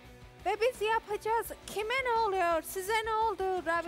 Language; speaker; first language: Turkish; non-native, learner; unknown